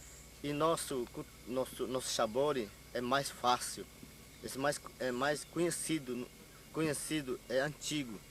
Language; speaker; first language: Portuguese; non-native, local second language; Yanomámi